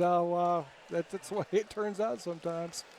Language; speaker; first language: English; native; English